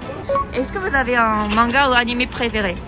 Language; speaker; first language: French; non-native, fluent; Japanese